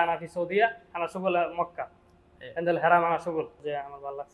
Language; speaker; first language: Arabic; non-native, learner; Bangla